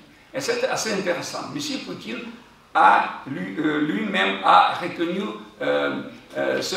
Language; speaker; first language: French; non-native, fluent; Ukrainian